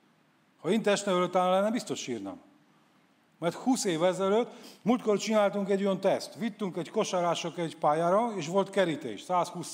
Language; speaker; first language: Hungarian; non-native, fluent; Polish